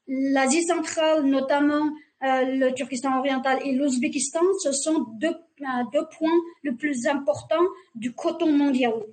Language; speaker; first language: French; non-native, fluent; Uyghur